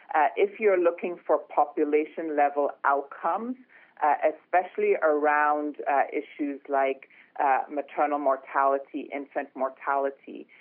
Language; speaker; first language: English; non-native, local second language; Yoruba